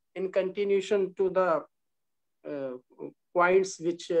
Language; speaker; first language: Hindi; native; Hindi